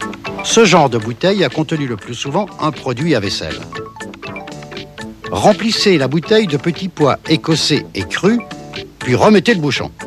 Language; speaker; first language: French; native; French